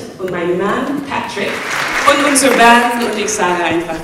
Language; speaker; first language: German; non-native, fluent; English